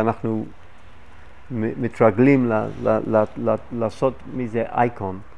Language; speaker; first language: Hebrew; non-native, fluent; English